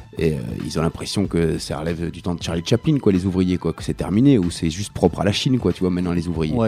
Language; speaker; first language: French; early bilingual, other home language; Arabic